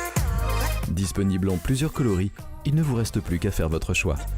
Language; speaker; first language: French; native; French